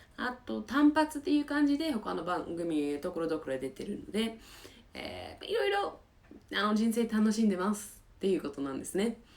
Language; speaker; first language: Japanese; non-native, fluent; English